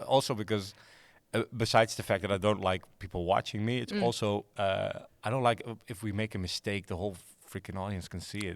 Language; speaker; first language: English; non-native, fluent; Dutch